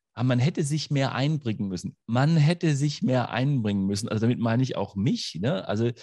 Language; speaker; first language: German; native; German